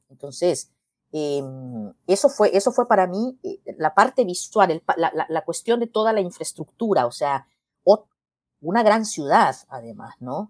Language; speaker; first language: Spanish; native; Spanish